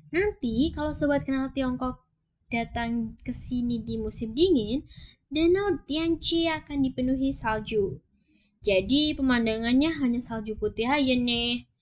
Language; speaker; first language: Indonesian; native; Indonesian